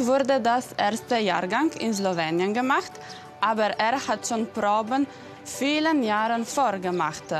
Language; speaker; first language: German; non-native, fluent; Italian